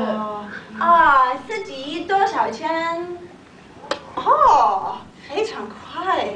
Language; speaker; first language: Chinese; non-native, learner; English